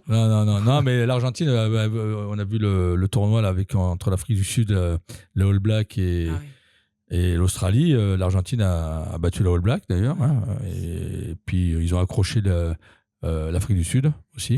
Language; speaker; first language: French; native; French